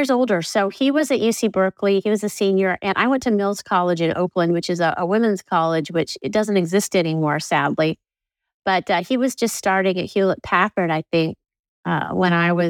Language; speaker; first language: English; native; English